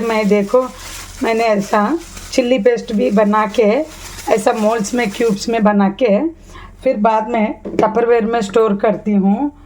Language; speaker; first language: Hindi; non-native, local second language; Telugu